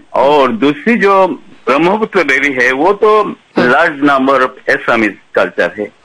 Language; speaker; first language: Hindi; non-native, local second language; Bangla